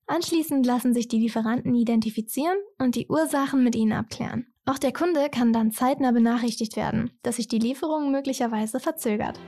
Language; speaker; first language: German; native; German